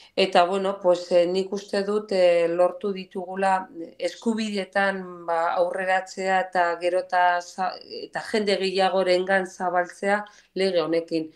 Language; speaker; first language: Basque; non-native, local second language; Spanish